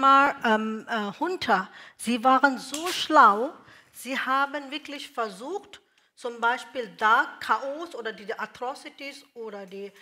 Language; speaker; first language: German; non-native, learner; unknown